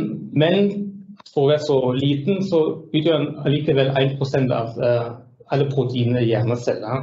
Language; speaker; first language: Norwegian; non-native, fluent; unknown